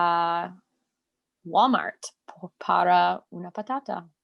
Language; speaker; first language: Spanish; non-native, learner; English